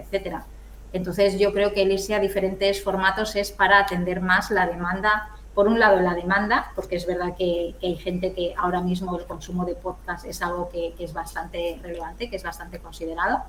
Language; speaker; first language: Spanish; native; Spanish